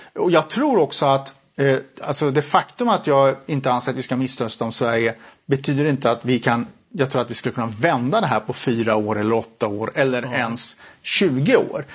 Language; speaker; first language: Swedish; early bilingual, other home language; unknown